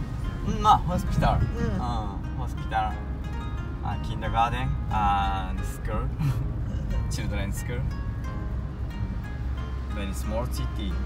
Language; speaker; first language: English; non-native, learner; Japanese